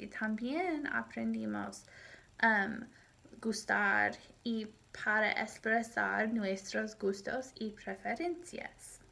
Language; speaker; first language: Spanish; non-native, fluent; English